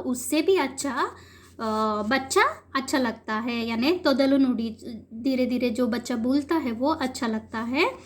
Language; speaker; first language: Hindi; non-native, local second language; Kannada